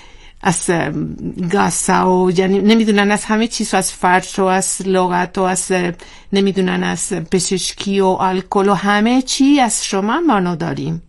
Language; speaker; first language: Persian; non-native, learner; Spanish